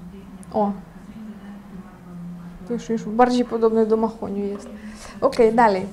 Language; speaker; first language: Polish; non-native, fluent; Ukrainian